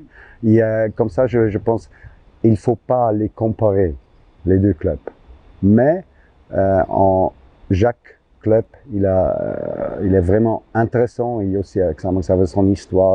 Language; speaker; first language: French; non-native, local second language; German